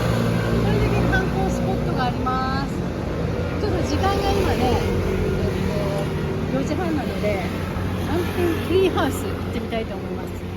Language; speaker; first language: Japanese; native; Japanese